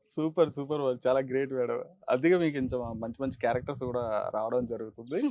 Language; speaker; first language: Telugu; native; Telugu